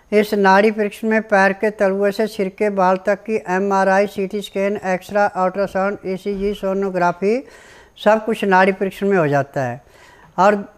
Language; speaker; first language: Hindi; native; Hindi